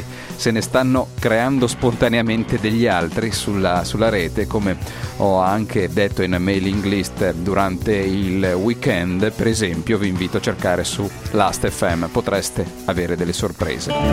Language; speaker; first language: Italian; native; Italian